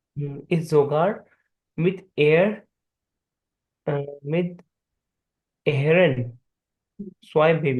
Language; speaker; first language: German; non-native, learner; Urdu